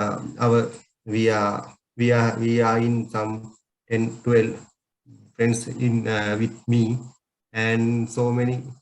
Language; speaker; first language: English; non-native, learner; Sinhala